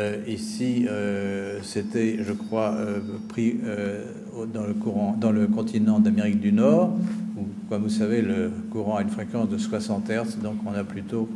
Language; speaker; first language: French; native; French